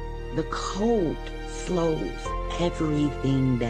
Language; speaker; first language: English; native; English